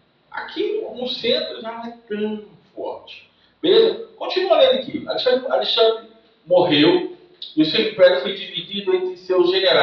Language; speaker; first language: Portuguese; native; Portuguese